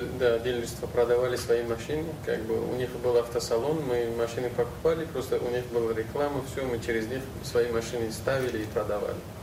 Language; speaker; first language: Russian; non-native, local second language; Uzbek